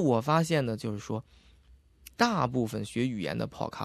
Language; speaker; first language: Chinese; native; Chinese